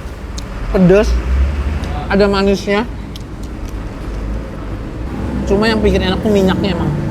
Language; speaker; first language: Indonesian; native; Indonesian